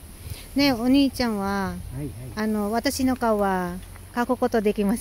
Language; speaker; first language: Japanese; non-native, fluent; Filipino